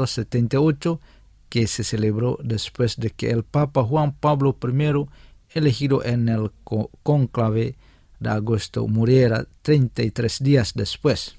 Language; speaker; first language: Spanish; non-native, fluent; Indonesian